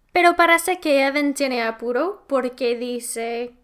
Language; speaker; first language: Spanish; non-native, learner; English